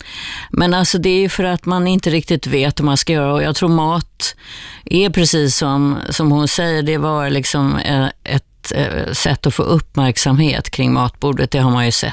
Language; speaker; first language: Swedish; native; Swedish